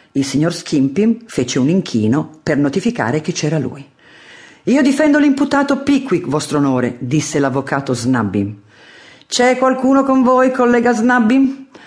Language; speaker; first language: Italian; native; Italian